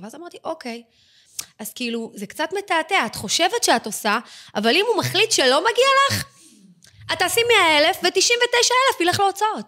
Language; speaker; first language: Hebrew; native; Hebrew